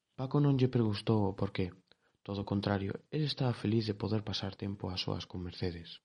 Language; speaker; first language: Galician; non-native, local second language; Spanish